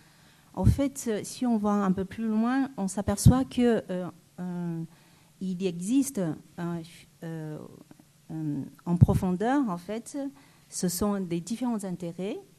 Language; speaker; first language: French; non-native, fluent; Chinese